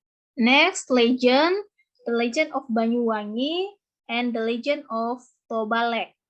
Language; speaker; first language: English; non-native, learner; Indonesian